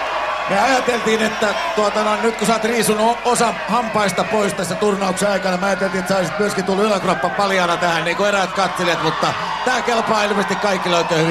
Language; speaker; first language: Finnish; native; Finnish